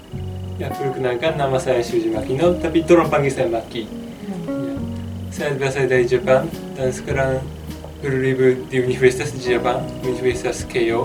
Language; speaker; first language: Indonesian; non-native, fluent; Japanese